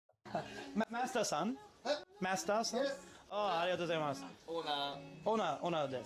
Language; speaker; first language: Japanese; non-native, learner; English